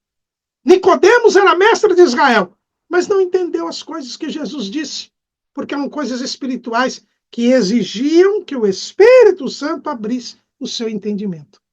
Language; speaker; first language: Portuguese; native; Portuguese